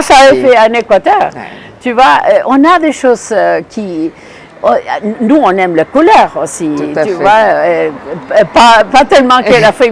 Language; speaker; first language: French; non-native, fluent; Spanish